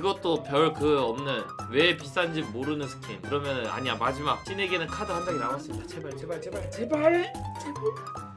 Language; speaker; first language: Korean; native; Korean